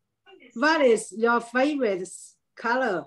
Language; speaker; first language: English; non-native, learner; Chinese